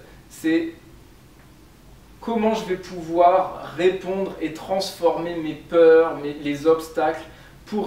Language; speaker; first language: French; native; French